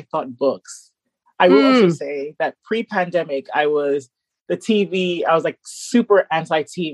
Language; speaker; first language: English; native; English